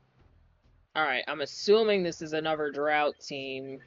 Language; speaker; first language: English; native; English